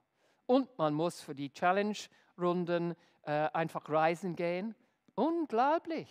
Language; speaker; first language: German; non-native, fluent; English